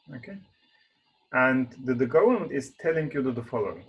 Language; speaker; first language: English; non-native, fluent; Turkish